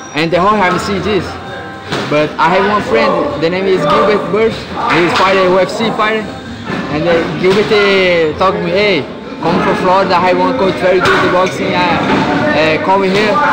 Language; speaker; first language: English; non-native, learner; Portuguese